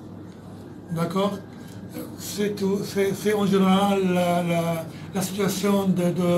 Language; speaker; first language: French; non-native, fluent; Arabic